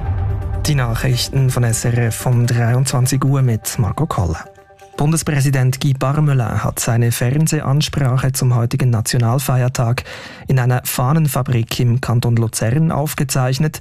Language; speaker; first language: German; native; German